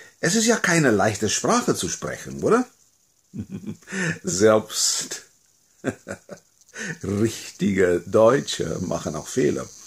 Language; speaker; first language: German; non-native, fluent; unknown